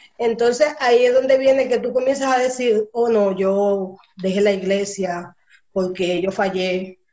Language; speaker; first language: Spanish; early bilingual, heritage; Spanish